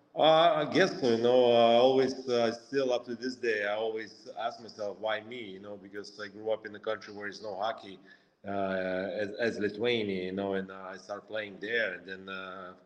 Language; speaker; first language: English; non-native, fluent; Lithuanian